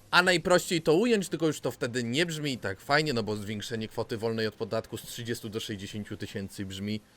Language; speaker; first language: Polish; native; Polish